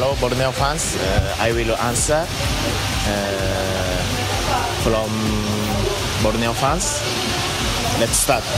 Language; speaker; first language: English; non-native, learner; Japanese